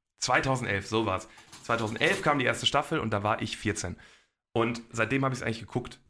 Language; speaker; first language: German; early bilingual, other home language; Polish